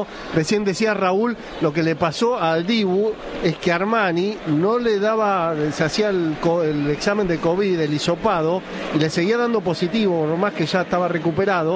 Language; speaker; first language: Spanish; native; Spanish